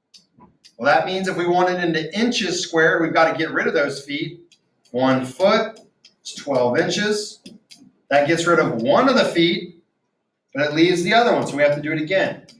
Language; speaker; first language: English; native; English